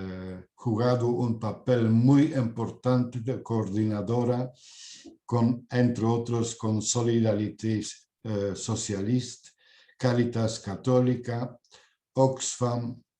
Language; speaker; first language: Spanish; non-native, fluent; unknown